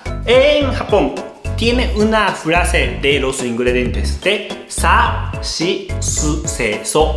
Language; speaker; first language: Spanish; non-native, learner; Japanese